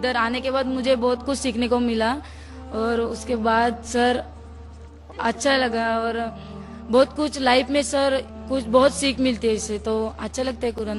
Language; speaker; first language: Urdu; non-native, local second language; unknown